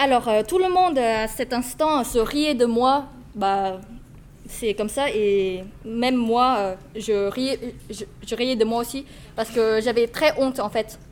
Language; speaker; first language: French; non-native, fluent; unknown